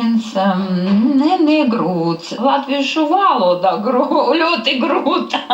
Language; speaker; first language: Latvian; non-native, learner; Russian